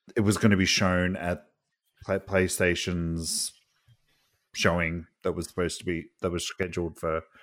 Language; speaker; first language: English; native; English